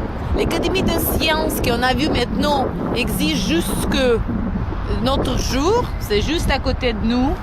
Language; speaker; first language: French; non-native, learner; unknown